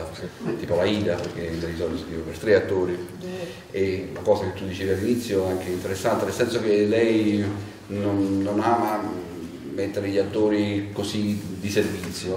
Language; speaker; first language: Italian; native; Italian